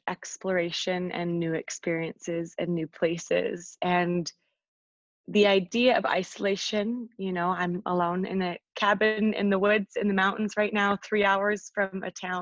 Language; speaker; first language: English; native; English